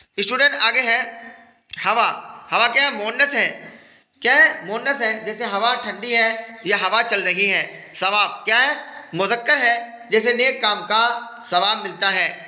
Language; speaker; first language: Urdu; native; Urdu